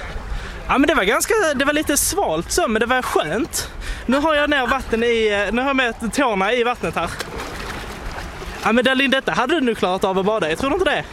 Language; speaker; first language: Swedish; native; Swedish